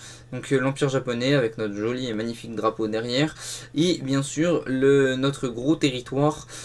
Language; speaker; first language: French; native; French